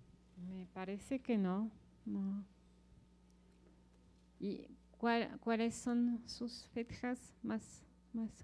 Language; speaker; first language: Spanish; non-native, fluent; French